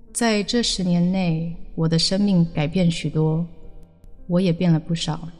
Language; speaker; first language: Chinese; early bilingual, heritage; Chinese